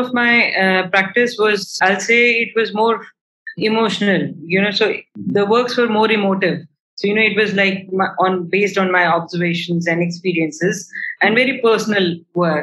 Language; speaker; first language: English; non-native, local second language; Hindi